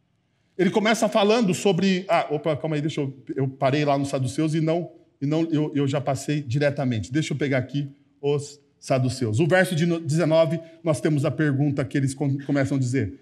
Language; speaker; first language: Portuguese; native; Portuguese